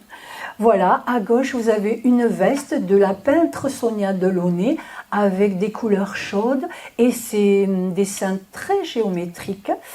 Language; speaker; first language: French; native; French